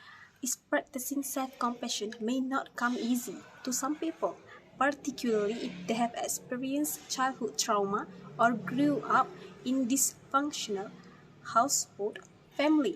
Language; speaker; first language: English; non-native, fluent; Malay